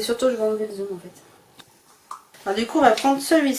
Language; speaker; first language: French; native; French